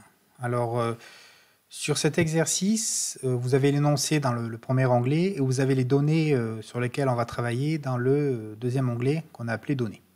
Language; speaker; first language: French; native; French